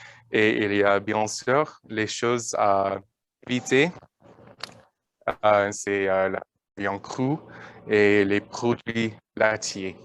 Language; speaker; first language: French; non-native, learner; English